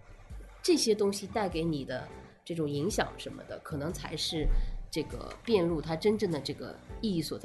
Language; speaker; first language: Chinese; native; Chinese